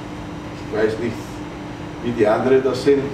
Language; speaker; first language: German; non-native, fluent; Greek